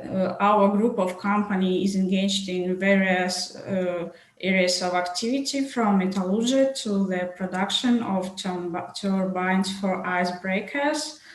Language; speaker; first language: English; non-native, fluent; Russian